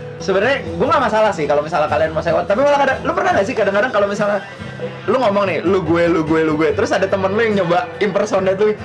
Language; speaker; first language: Indonesian; native; Indonesian